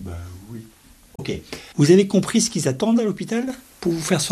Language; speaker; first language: French; native; French